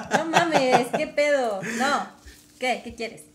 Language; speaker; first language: Spanish; native; Spanish